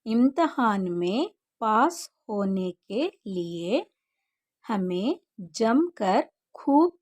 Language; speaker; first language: Hindi; non-native, local second language; Kannada